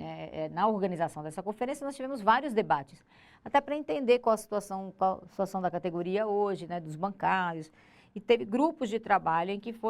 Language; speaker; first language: Portuguese; native; Portuguese